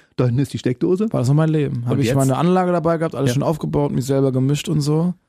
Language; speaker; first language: German; native; German